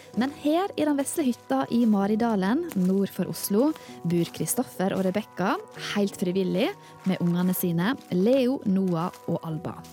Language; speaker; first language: Norwegian; native; Norwegian